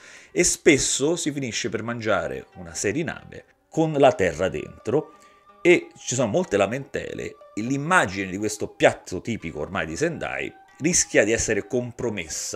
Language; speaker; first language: Italian; native; Italian